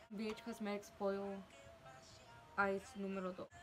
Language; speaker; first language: Spanish; early bilingual, heritage; Spanish